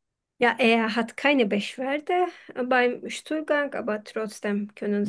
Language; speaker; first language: German; non-native, fluent; Turkish